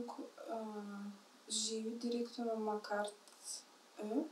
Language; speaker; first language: French; non-native, fluent; Turkish